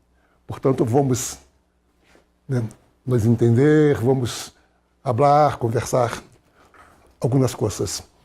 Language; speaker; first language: Spanish; non-native, fluent; Portuguese